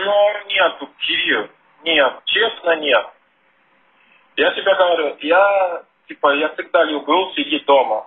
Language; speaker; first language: Russian; non-native, fluent; Portuguese